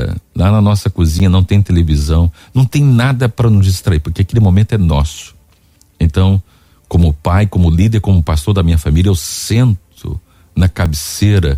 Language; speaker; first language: Portuguese; native; Portuguese